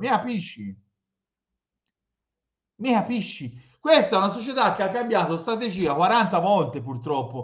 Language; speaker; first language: Italian; native; Italian